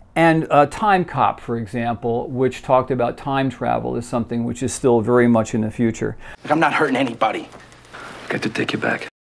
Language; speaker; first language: English; native; English